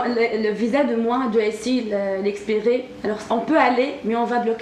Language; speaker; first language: French; non-native, learner; Arabic